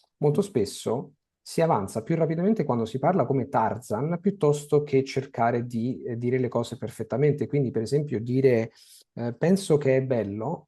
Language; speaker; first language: Italian; native; Italian